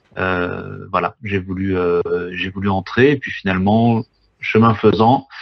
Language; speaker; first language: French; native; French